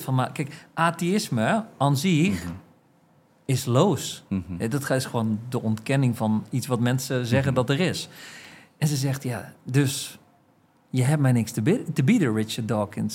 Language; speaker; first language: Dutch; native; Dutch